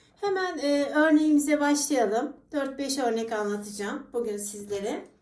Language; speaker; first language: Turkish; native; Turkish